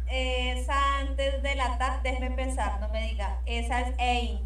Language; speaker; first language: Spanish; native; Spanish